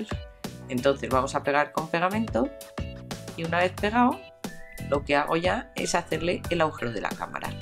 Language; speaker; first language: Spanish; native; Spanish